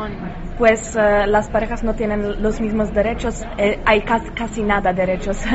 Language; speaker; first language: Spanish; non-native, learner; Polish